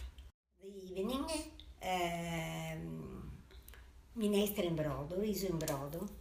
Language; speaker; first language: English; non-native, learner; Italian